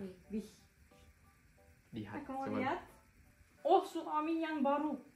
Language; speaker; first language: Indonesian; non-native, learner; Turkish